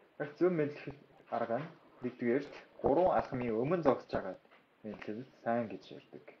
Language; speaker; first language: Mongolian; non-native, fluent; Korean